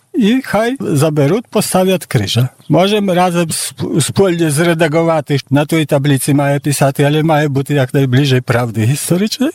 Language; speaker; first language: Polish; non-native, local second language; Belarusian